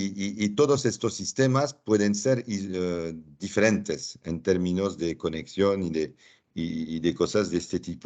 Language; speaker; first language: Spanish; non-native, fluent; French